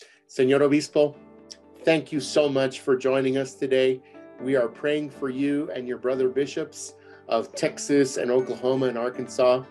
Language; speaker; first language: English; early bilingual, other home language; Spanish